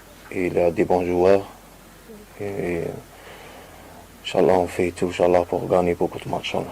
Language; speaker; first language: French; non-native, learner; Arabic